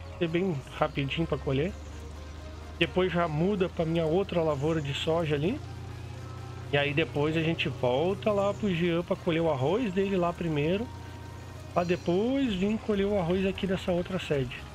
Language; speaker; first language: Portuguese; native; Portuguese